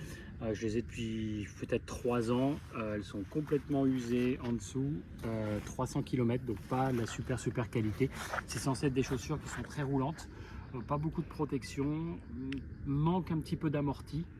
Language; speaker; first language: French; native; French